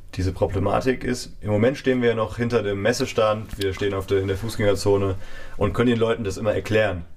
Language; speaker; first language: German; native; German